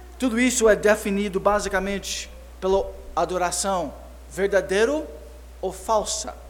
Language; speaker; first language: Portuguese; non-native, fluent; English